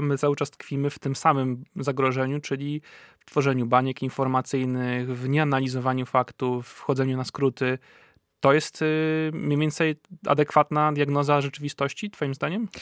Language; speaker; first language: Polish; native; Polish